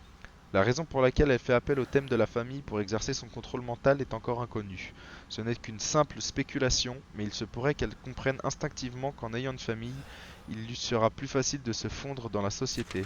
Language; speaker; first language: French; native; French